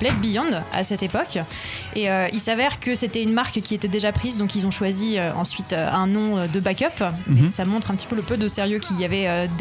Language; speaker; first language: French; native; French